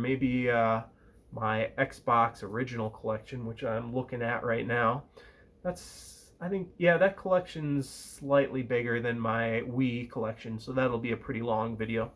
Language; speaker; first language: English; native; English